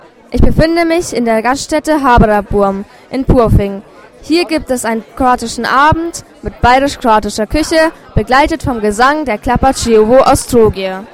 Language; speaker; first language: German; native; German